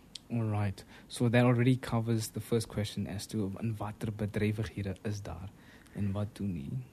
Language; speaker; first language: English; non-native, local second language; Afrikaans